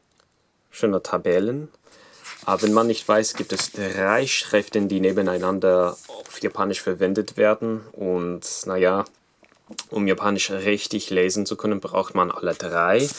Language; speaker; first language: German; non-native, fluent; English